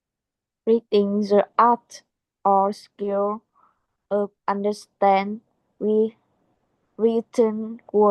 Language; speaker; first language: English; non-native, learner; Vietnamese